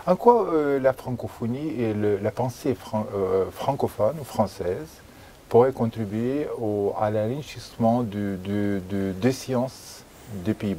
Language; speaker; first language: French; non-native, fluent; Lithuanian